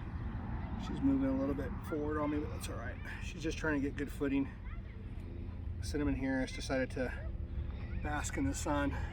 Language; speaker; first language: English; native; English